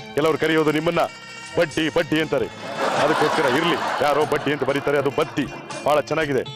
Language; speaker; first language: Kannada; native; Kannada